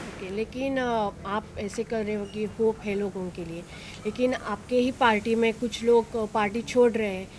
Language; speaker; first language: Hindi; non-native, local second language; Marathi